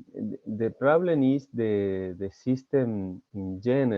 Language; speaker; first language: English; non-native, learner; Spanish